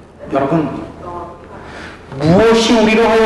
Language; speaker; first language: Korean; native; Korean